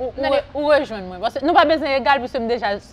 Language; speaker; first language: Haitian Creole; native; Haitian Creole